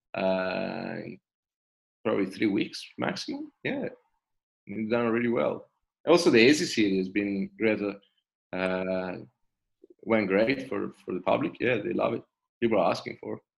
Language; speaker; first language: English; non-native, fluent; Italian